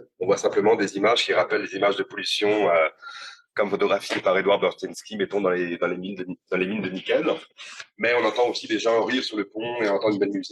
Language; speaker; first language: French; native; French